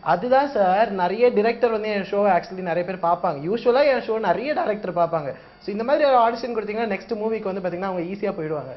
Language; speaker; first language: Tamil; native; Tamil